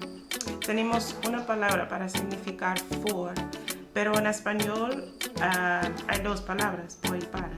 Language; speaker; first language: Spanish; non-native, fluent; English